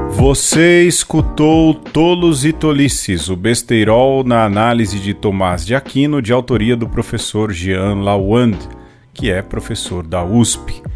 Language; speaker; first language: Portuguese; native; Portuguese